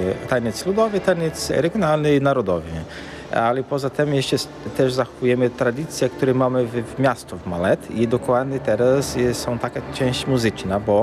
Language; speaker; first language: Polish; early bilingual, heritage; Portuguese